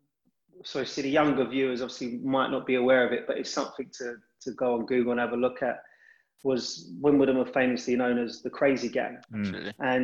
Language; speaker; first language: English; native; English